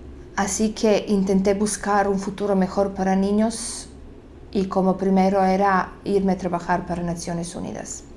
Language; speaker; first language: Spanish; non-native, fluent; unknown